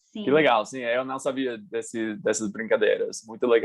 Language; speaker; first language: Portuguese; non-native, fluent; English